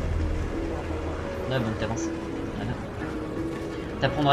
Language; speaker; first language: French; native; French